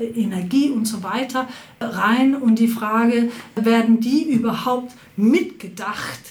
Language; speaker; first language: German; non-native, fluent; Danish